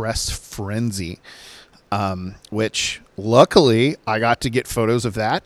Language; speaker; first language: English; native; English